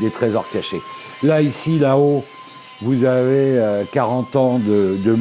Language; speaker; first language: French; native; French